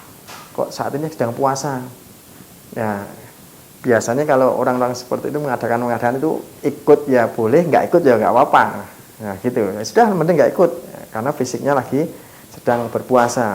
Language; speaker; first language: Indonesian; non-native, local second language; Javanese